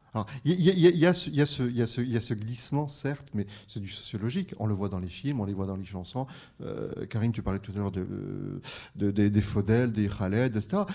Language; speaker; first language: French; native; French